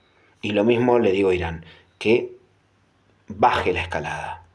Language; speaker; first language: Spanish; native; Spanish